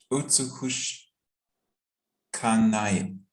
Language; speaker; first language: Japanese; non-native, learner; German